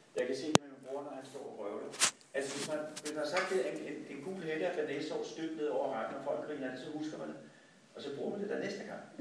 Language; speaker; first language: Danish; native; Danish